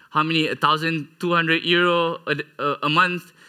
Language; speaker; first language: English; non-native, local second language; Malay